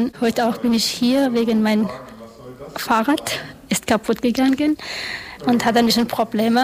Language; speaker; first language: German; non-native, learner; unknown